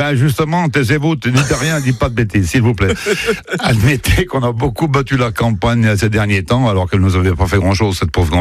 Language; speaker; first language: French; native; French